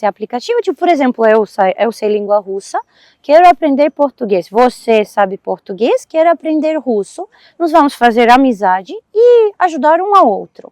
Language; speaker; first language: Portuguese; non-native, fluent; Russian